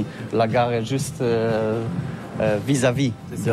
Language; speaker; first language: French; non-native, learner; Polish